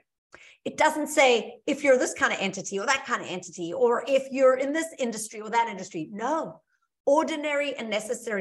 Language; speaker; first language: English; native; English